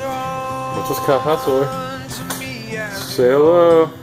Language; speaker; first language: Spanish; non-native, learner; English